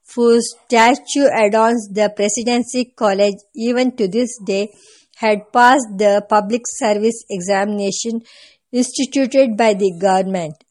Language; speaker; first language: English; non-native, local second language; Kannada